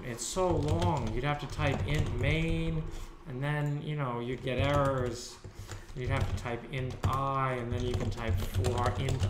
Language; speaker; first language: English; native; English